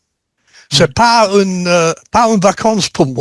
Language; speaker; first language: French; non-native, learner; English